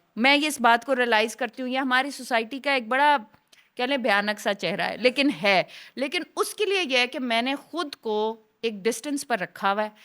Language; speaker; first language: Urdu; non-native, local second language; Saraiki